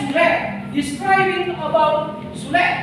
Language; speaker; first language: English; non-native, learner; Indonesian